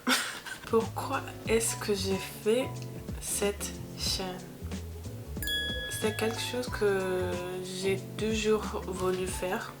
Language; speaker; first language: French; non-native, learner; English